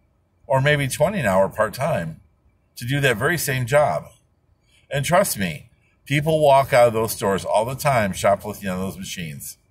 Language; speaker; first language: English; native; English